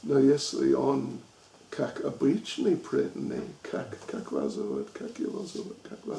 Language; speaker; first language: Russian; non-native, learner; English